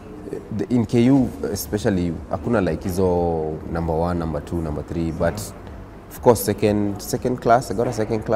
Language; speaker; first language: English; non-native, local second language; Swahili